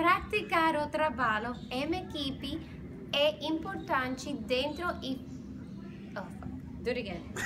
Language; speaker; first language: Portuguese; non-native, learner; English